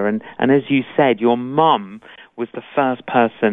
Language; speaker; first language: English; native; English